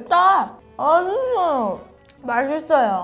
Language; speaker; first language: Korean; non-native, learner; Russian